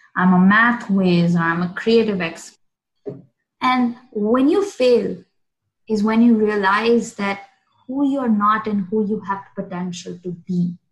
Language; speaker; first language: English; non-native, local second language; Hindi